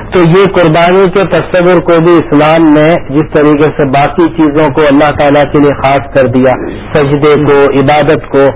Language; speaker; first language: Urdu; native; Urdu